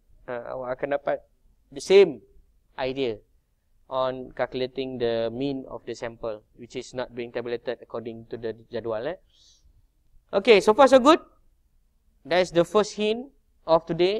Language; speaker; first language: English; non-native, local second language; Malay